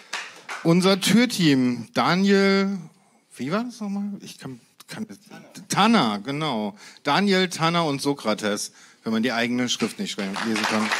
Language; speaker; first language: German; native; German